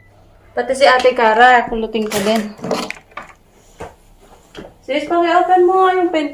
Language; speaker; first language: Filipino; native; Filipino